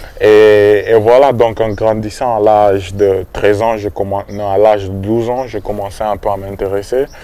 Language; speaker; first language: French; non-native, local second language; Swahili